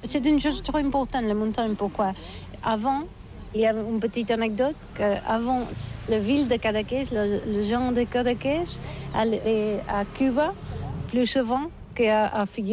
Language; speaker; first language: French; non-native, learner; Catalan